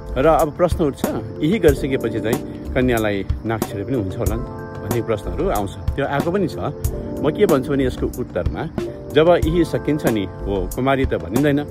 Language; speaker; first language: Nepali; non-native, local second language; Newari